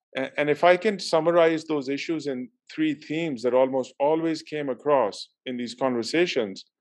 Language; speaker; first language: English; non-native, local second language; Urdu